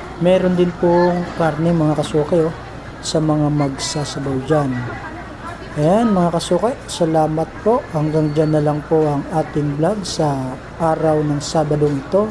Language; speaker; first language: Filipino; native; Filipino